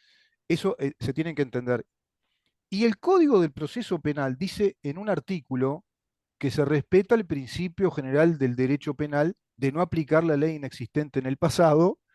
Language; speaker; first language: Spanish; native; Spanish